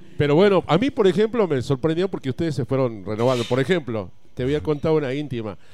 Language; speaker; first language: Spanish; native; Spanish